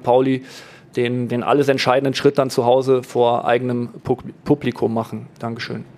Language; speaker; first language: German; native; German